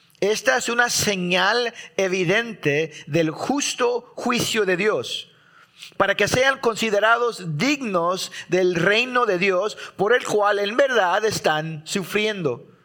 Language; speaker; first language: Spanish; early bilingual, heritage; Spanish